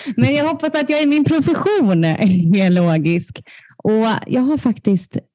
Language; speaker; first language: Swedish; native; Swedish